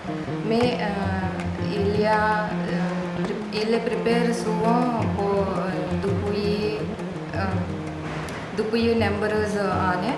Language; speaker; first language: French; non-native, learner; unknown